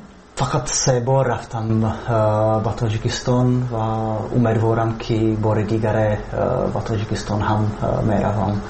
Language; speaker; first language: Persian; non-native, learner; Czech